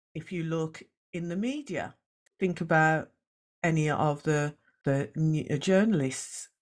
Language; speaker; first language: English; native; English